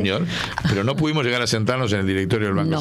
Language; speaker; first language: Spanish; native; Spanish